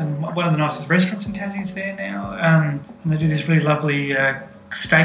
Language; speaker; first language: English; native; English